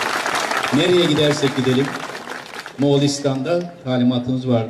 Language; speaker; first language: Turkish; native; Turkish